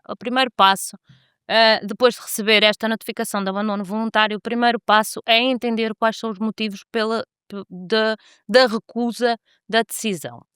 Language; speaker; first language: Portuguese; native; Portuguese